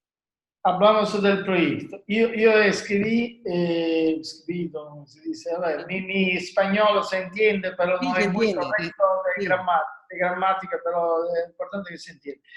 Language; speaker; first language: Spanish; non-native, learner; Italian